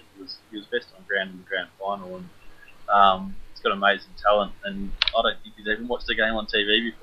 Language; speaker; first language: English; native; English